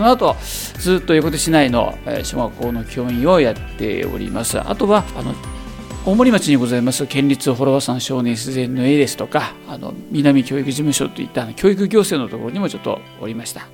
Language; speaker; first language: Japanese; native; Japanese